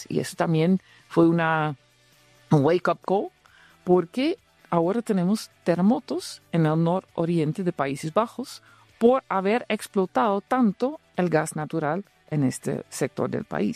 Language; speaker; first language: Spanish; non-native, fluent; Dutch